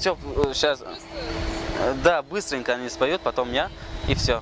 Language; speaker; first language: Russian; non-native, local second language; Tajik